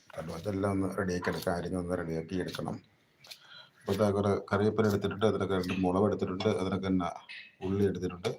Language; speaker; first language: Malayalam; native; Malayalam